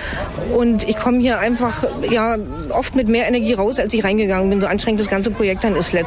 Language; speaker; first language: German; native; German